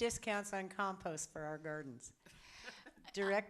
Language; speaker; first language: English; native; English